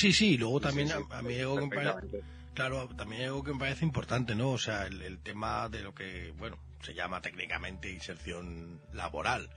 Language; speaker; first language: Spanish; native; Spanish